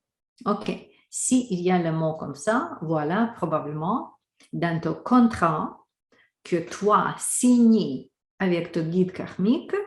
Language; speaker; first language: French; non-native, fluent; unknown